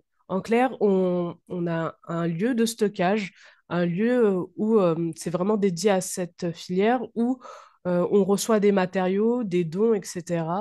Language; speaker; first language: French; native; French